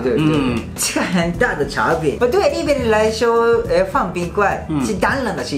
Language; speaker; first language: Chinese; non-native, fluent; Japanese